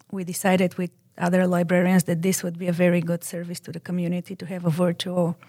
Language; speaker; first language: English; non-native, fluent; Bulgarian